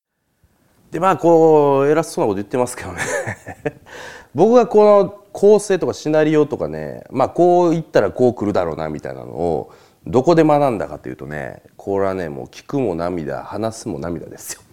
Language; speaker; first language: Japanese; native; Japanese